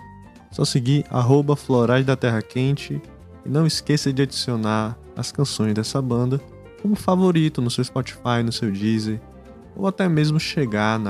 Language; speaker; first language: Portuguese; native; Portuguese